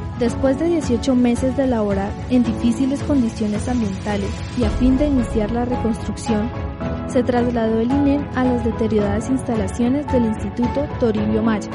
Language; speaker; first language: Spanish; native; Spanish